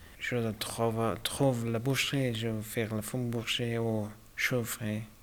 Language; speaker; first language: French; non-native, learner; Pashto